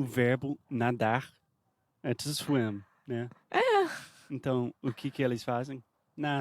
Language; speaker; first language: Portuguese; non-native, fluent; English